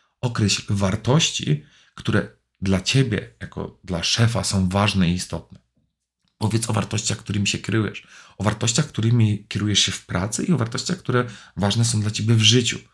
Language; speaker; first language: Polish; native; Polish